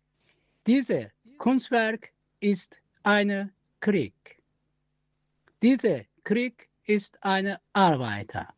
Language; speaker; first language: German; non-native, learner; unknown